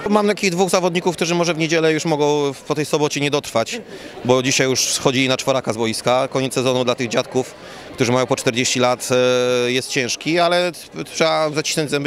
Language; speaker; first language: Polish; native; Polish